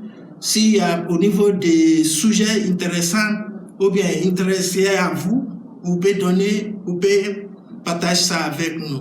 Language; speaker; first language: French; non-native, learner; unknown